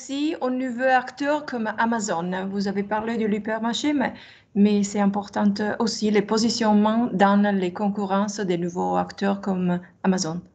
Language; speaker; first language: French; non-native, learner; Italian